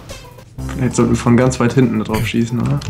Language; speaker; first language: German; native; German